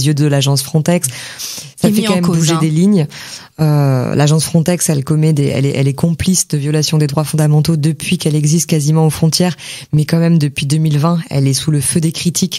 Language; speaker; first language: French; native; French